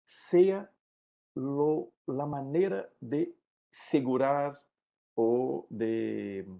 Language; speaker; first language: Spanish; non-native, learner; Portuguese